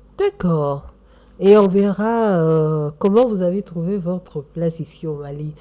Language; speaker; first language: French; non-native, local second language; Bambara